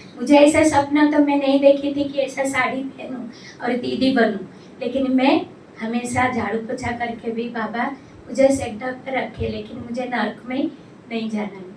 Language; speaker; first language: Hindi; non-native, local second language; Odia